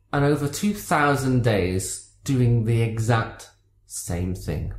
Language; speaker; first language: English; native; English